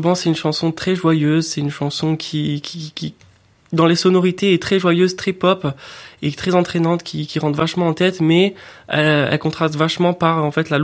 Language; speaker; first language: French; native; French